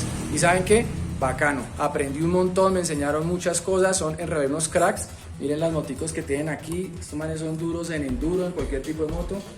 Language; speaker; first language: Spanish; native; Spanish